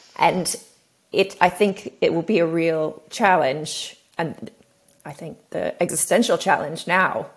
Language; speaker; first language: English; native; English